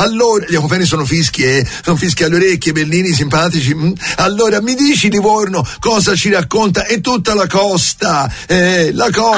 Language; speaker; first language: Italian; native; Italian